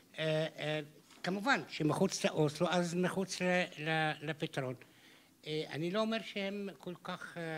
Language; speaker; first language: Hebrew; non-native, local second language; Arabic